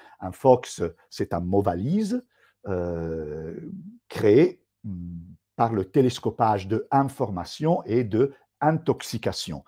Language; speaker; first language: French; non-native, fluent; Italian